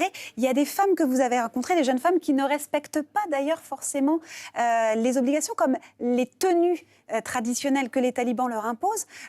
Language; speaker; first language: French; native; French